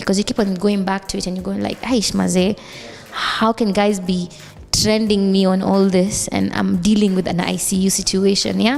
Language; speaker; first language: English; non-native, local second language; Swahili